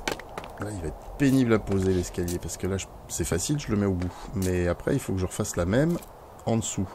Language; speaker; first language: French; native; French